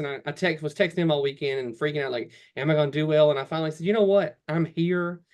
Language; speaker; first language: English; native; English